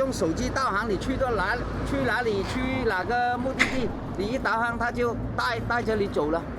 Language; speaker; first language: Chinese; native; Chinese